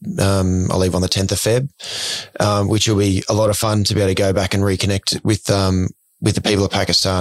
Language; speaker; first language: English; native; English